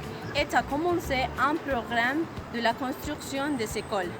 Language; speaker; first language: French; non-native, learner; Spanish